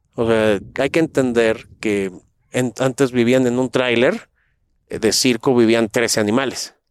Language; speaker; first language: Spanish; native; Spanish